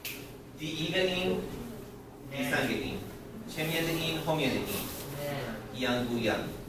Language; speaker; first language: Chinese; non-native, learner; English